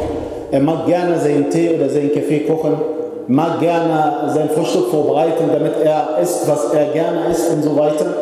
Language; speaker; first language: German; non-native, fluent; Arabic